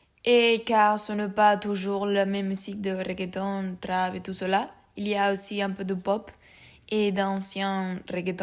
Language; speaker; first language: French; non-native, learner; Spanish